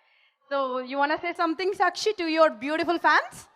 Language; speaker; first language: Telugu; native; Telugu